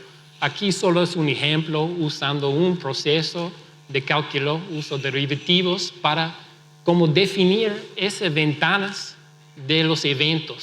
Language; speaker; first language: Spanish; non-native, fluent; English